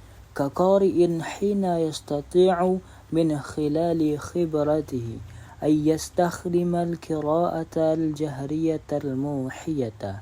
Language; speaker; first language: Arabic; non-native, learner; Indonesian